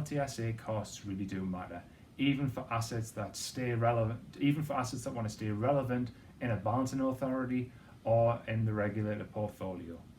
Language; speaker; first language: English; native; English